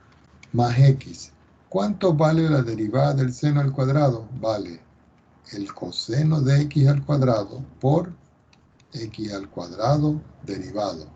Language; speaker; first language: Spanish; native; Spanish